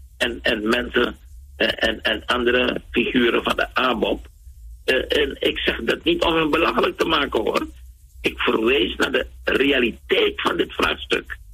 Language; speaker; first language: Dutch; native; Dutch